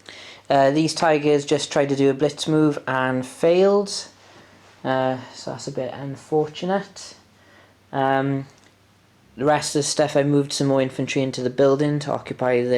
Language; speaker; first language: English; native; English